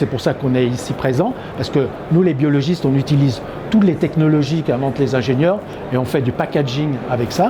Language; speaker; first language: French; native; French